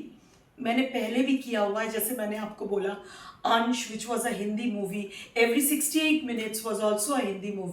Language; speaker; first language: Hindi; non-native, local second language; Bangla